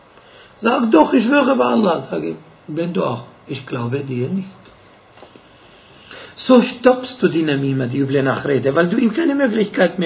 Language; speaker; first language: German; non-native, fluent; Arabic